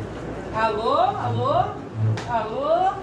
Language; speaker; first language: French; non-native, learner; Portuguese